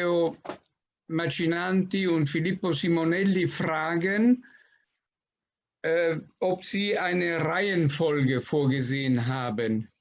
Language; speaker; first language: German; non-native, fluent; Italian